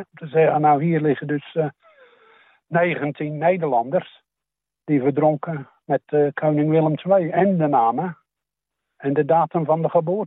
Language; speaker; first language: Dutch; native; Dutch